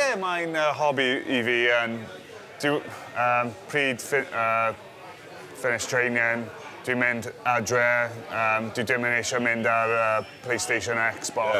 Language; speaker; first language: Welsh; non-native, local second language; English